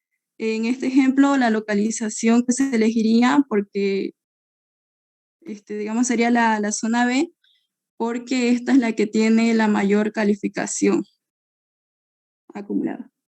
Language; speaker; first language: Spanish; native; Spanish